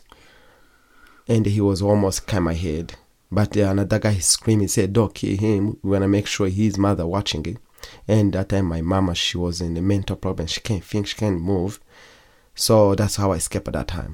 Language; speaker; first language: English; non-native, learner; Kinyarwanda